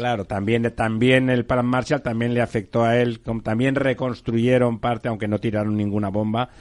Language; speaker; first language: Spanish; native; Spanish